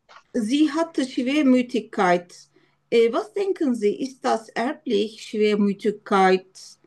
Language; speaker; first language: German; non-native, learner; Turkish